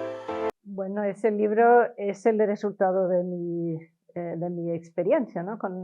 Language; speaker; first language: Spanish; non-native, fluent; Norwegian